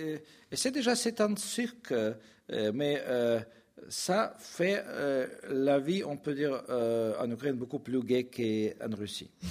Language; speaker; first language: French; non-native, fluent; Russian